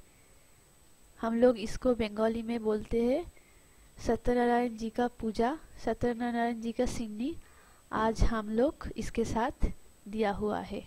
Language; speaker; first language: Hindi; non-native, local second language; Bangla